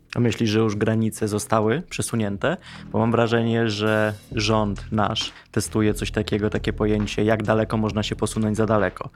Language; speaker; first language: Polish; native; Polish